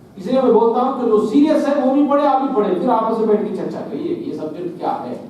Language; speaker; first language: Hindi; non-native, local second language; Telugu